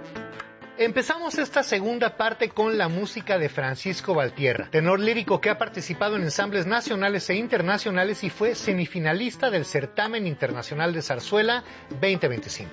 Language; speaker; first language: Spanish; native; Spanish